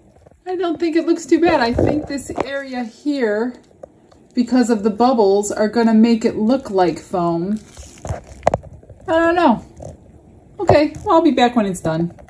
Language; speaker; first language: English; native; English